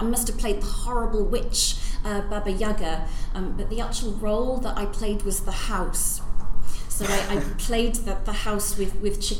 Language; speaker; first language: English; native; English